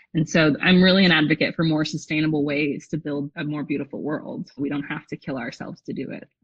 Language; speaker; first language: English; native; English